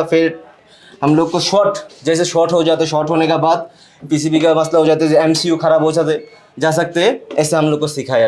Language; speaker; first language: Hindi; non-native, learner; Bangla